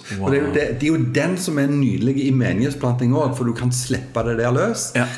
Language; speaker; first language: Norwegian; native; Norwegian